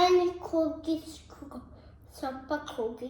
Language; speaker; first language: Korean; early bilingual, heritage; Korean